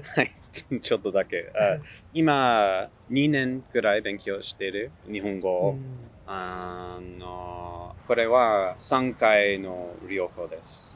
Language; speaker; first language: Japanese; non-native, learner; English